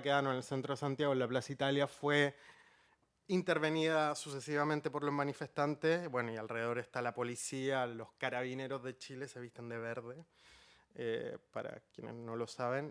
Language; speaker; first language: Spanish; native; Spanish